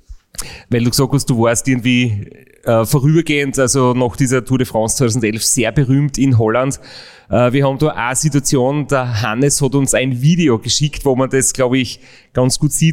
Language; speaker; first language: German; native; German